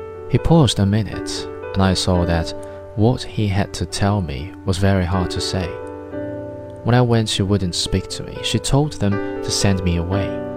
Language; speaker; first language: English; non-native, fluent; Chinese